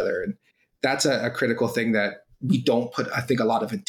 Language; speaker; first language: English; native; English